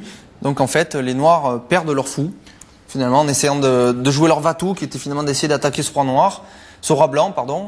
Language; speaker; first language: French; native; French